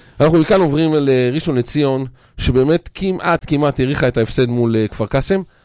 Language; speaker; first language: Hebrew; native; Hebrew